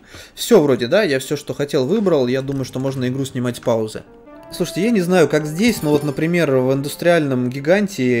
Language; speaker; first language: Russian; native; Russian